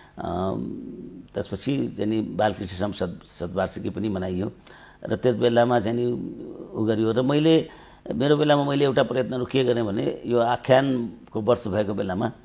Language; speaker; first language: Nepali; native; Nepali